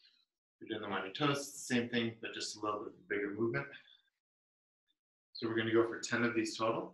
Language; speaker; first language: English; native; English